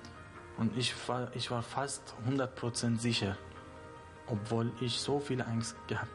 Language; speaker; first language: German; non-native, learner; Persian